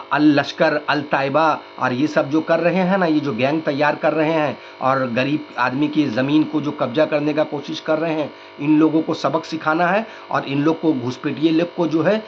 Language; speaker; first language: Hindi; non-native, local second language; Bangla